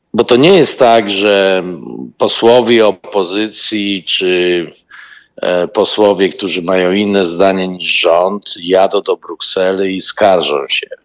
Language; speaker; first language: Polish; native; Polish